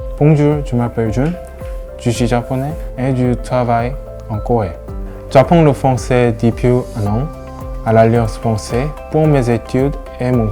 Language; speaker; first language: French; non-native, learner; Japanese